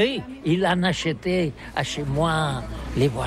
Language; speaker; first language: French; non-native, learner; Catalan